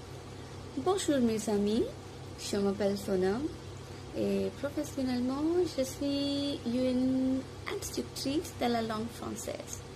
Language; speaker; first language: French; non-native, fluent; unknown